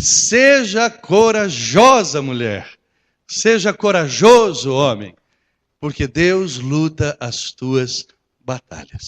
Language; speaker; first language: Portuguese; native; Portuguese